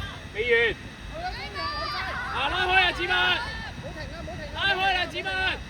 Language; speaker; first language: Cantonese; native; Cantonese